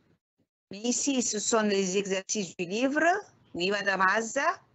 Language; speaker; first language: French; non-native, fluent; Arabic